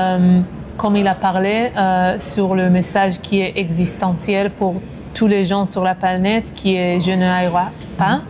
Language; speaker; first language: French; non-native, fluent; Hebrew